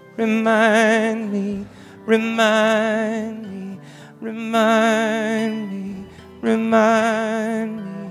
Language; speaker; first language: English; native; English